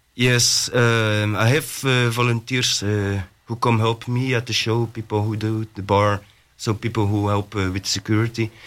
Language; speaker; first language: English; non-native, fluent; Dutch